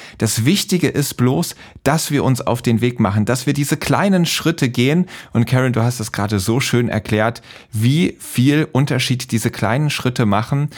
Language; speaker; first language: German; native; German